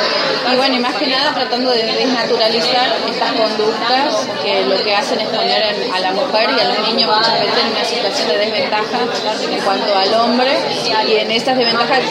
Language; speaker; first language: Spanish; native; Spanish